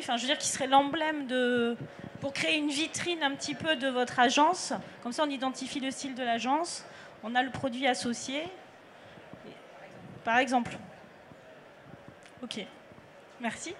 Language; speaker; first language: French; native; French